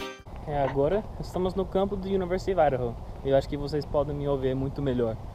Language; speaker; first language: Portuguese; non-native, learner; English